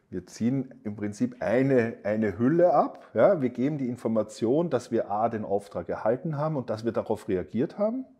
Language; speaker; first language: German; native; German